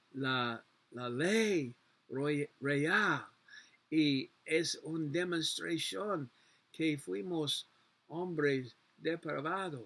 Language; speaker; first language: Spanish; non-native, learner; English